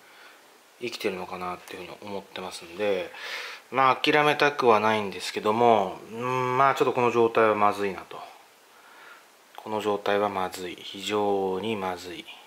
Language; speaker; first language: Japanese; native; Japanese